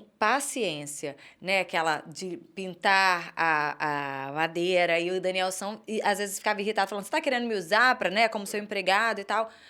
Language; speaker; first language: Portuguese; native; Portuguese